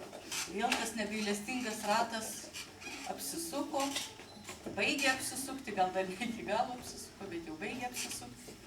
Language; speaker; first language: Lithuanian; native; Lithuanian